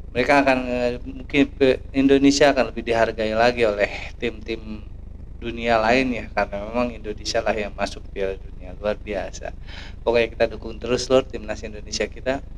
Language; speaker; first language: Indonesian; native; Indonesian